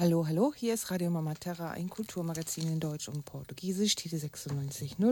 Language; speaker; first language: German; native; German